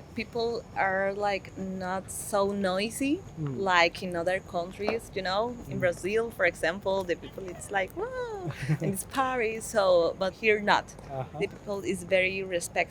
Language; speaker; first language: English; non-native, fluent; Spanish